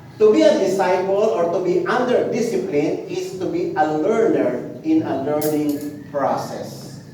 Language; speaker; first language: English; non-native, local second language; Filipino